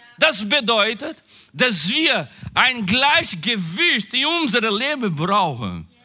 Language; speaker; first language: German; non-native, learner; Portuguese